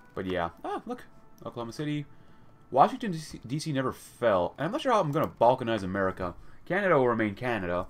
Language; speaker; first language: English; native; English